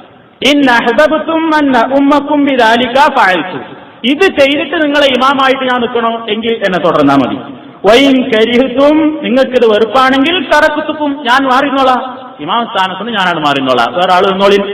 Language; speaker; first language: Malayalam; native; Malayalam